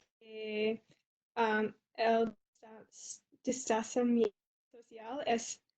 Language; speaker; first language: Spanish; non-native, learner; English